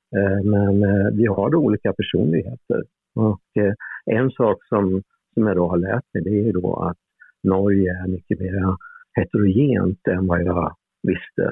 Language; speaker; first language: Swedish; native; Swedish